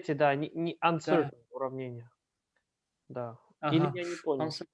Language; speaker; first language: Russian; native; Russian